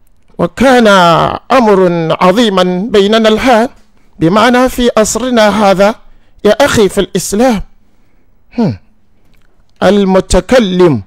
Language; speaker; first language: Arabic; non-native, learner; Yoruba